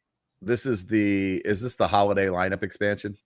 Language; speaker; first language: English; native; English